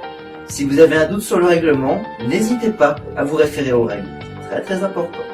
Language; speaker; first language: French; native; French